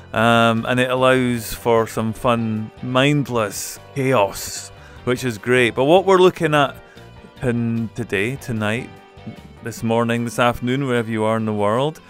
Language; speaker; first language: English; native; English